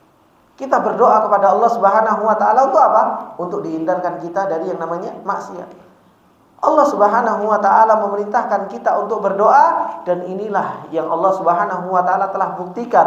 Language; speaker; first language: Indonesian; native; Indonesian